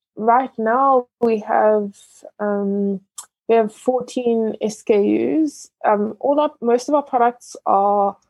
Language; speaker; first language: English; early bilingual, other home language; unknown